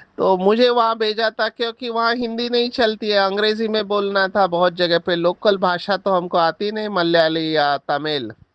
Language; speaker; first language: Hindi; non-native, local second language; Marathi